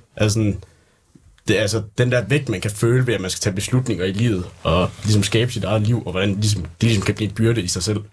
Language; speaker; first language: Danish; native; Danish